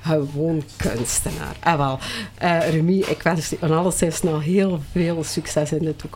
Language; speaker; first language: Dutch; native; Dutch